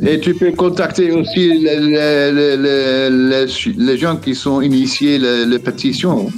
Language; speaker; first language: French; non-native, fluent; Dutch